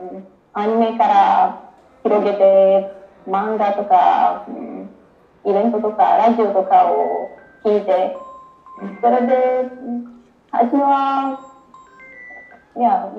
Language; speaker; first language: Japanese; non-native, fluent; Romanian